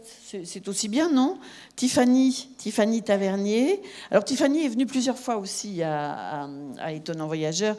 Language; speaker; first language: French; native; French